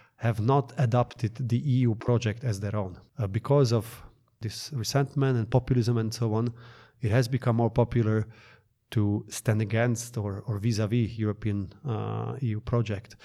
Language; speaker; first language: English; non-native, fluent; Slovak